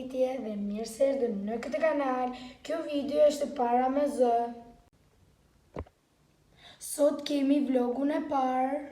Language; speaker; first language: Albanian; early bilingual, heritage; Albanian